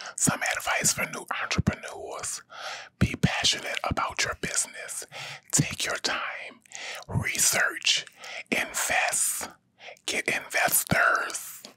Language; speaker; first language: English; native; English